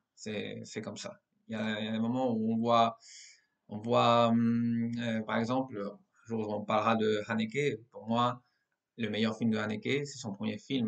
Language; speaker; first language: French; non-native, fluent; Spanish